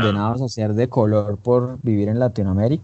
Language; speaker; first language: Spanish; native; Spanish